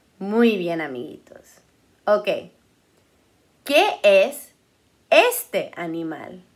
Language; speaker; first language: Spanish; early bilingual, heritage; Spanish